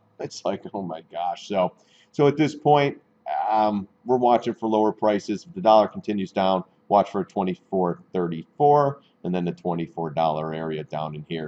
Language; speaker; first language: English; native; English